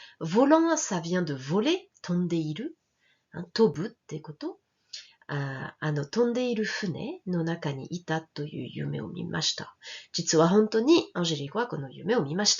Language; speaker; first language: Japanese; non-native, fluent; French